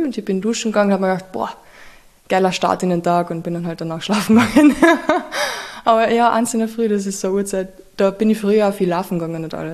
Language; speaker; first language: German; native; German